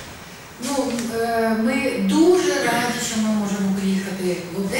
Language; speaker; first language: Ukrainian; non-native, local second language; Russian